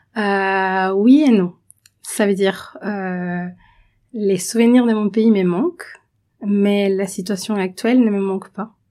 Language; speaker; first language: French; non-native, fluent; Spanish